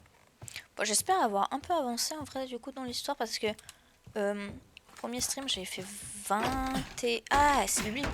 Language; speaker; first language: French; native; French